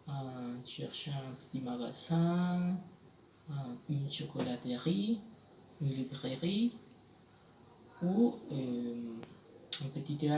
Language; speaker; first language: French; non-native, fluent; Spanish